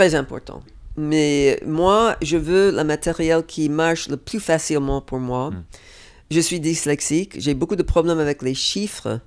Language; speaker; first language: French; non-native, fluent; English